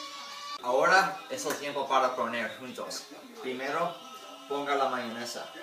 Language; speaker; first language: Spanish; non-native, learner; English